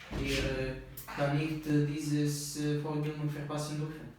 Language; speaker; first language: German; non-native, learner; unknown